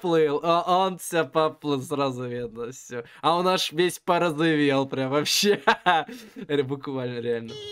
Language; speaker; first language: Russian; native; Russian